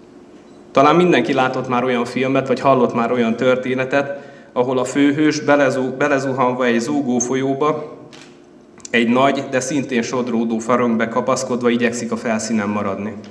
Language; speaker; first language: Hungarian; native; Hungarian